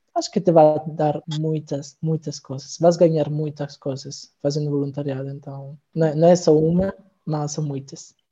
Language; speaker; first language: Portuguese; non-native, fluent; Italian